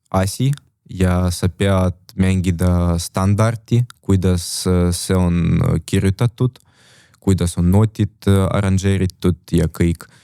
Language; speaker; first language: Estonian; non-native, local second language; Russian